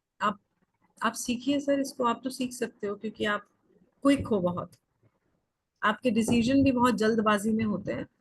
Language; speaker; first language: Hindi; native; Hindi